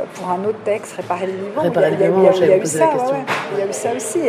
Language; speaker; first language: French; native; French